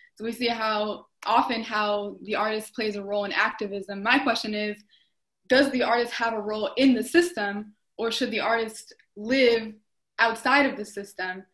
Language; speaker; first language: English; native; English